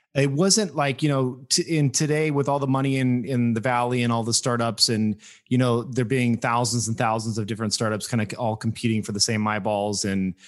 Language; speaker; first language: English; native; English